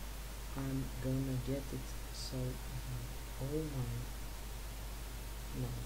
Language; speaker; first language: English; non-native, learner; Russian